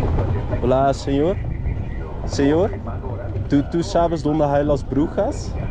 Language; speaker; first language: Spanish; non-native, learner; Dutch